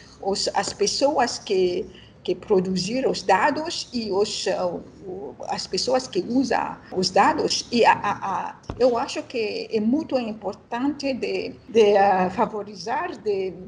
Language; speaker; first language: Portuguese; non-native, learner; French